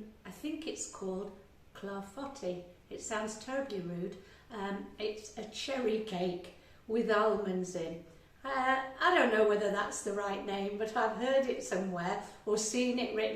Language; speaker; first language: English; native; English